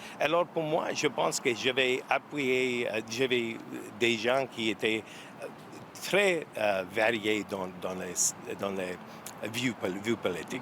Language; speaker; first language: French; non-native, learner; English